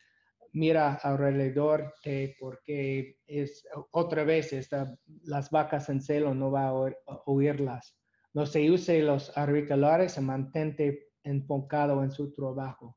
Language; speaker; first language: Spanish; non-native, learner; English